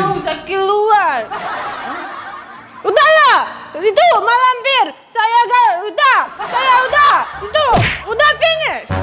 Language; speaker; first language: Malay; non-native, learner; Russian